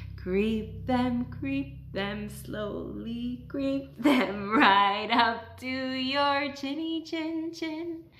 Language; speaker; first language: English; native; English